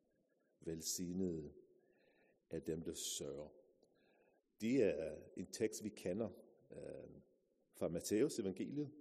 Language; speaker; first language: Danish; non-native, fluent; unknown